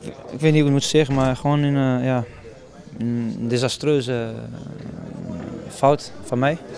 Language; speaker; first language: Dutch; non-native, fluent; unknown